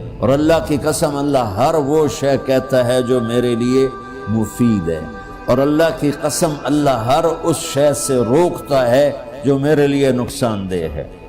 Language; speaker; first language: Urdu; non-native, local second language; Punjabi